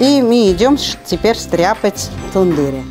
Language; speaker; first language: Russian; non-native, fluent; Armenian